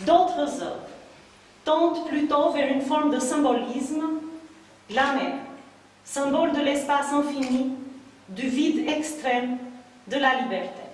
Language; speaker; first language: French; native; French